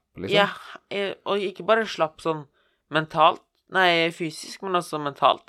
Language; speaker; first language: Norwegian; native; Norwegian